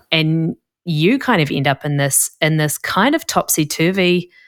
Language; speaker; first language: English; native; English